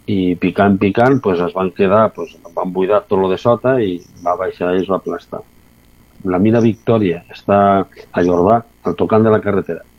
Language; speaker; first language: Catalan; native; Catalan